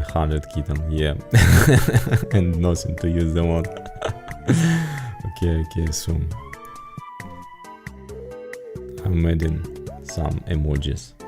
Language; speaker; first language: English; non-native, learner; Ukrainian